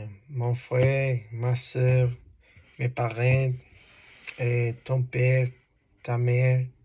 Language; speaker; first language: French; non-native, learner; Spanish